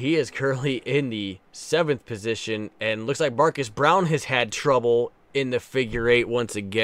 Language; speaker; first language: English; native; English